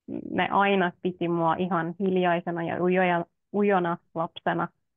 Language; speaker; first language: Finnish; non-native, fluent; Turkish